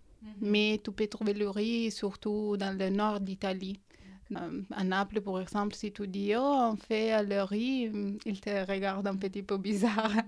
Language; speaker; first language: French; non-native, fluent; Italian